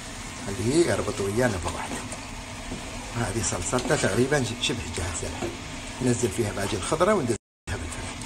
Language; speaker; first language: Arabic; native; Arabic